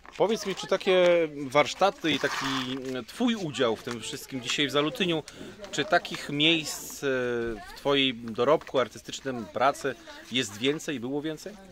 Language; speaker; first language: Polish; native; Polish